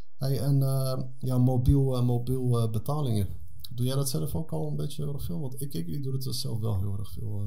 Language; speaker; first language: Dutch; early bilingual, other home language; Arabic